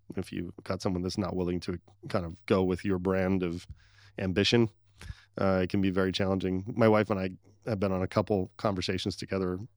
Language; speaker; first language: English; early bilingual, other home language; Arabic